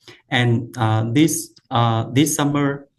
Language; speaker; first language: English; non-native, learner; Vietnamese